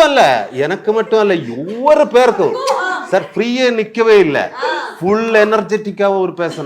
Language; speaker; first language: Tamil; non-native, learner; Malayalam